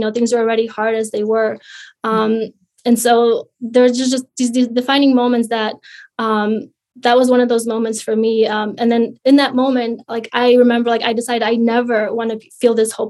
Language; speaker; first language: English; early bilingual, other home language; Polish